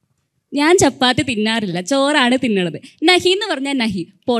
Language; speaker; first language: Malayalam; non-native, learner; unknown